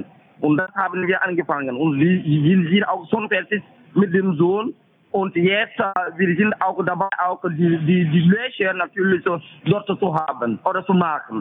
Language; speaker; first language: German; non-native, fluent; French